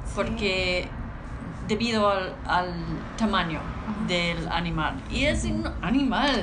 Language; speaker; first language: Spanish; non-native, learner; English